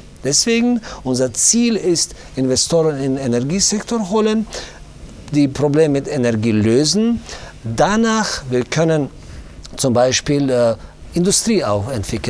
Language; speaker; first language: German; non-native, fluent; Tajik